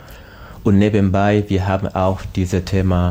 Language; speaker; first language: German; non-native, learner; Swahili